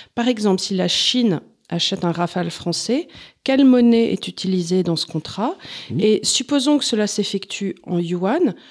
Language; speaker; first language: French; native; French